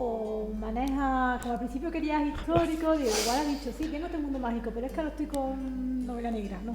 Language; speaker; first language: Spanish; native; Spanish